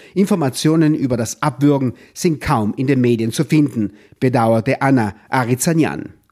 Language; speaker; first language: German; native; German